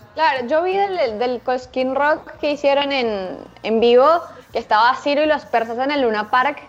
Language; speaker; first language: Spanish; native; Spanish